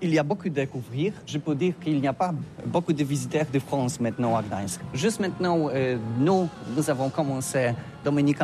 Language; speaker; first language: French; non-native, learner; Polish